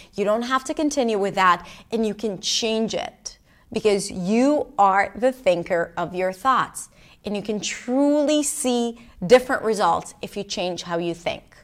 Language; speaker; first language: English; non-native, fluent; Hebrew